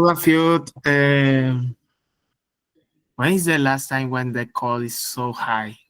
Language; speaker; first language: English; non-native, learner; Spanish